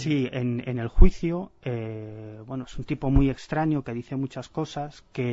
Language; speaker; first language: Spanish; native; Spanish